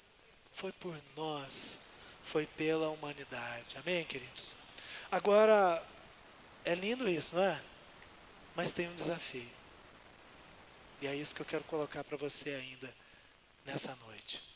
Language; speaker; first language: Portuguese; native; Portuguese